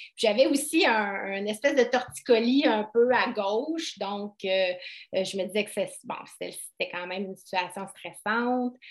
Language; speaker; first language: French; native; French